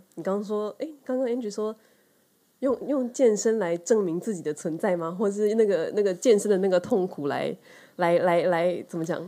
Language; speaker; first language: Chinese; native; Chinese